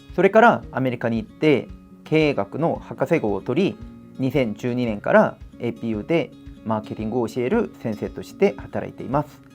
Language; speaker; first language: Japanese; non-native, fluent; Korean